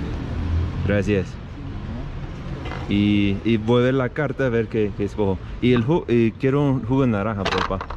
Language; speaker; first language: Spanish; non-native, learner; English